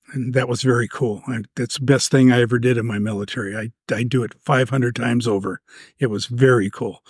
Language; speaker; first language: English; native; English